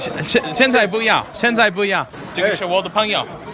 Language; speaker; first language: Chinese; non-native, learner; English